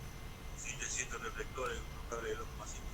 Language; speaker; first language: Spanish; native; Spanish